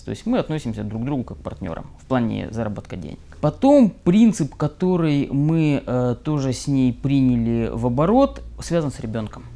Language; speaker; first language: Russian; native; Russian